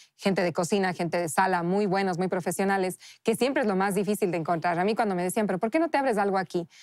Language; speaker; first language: Spanish; native; Spanish